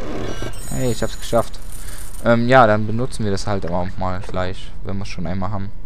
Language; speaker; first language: German; native; German